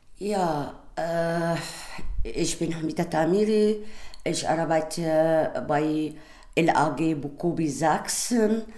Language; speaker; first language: German; non-native, learner; Arabic